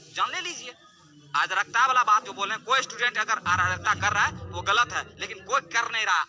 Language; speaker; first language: Hindi; native; Hindi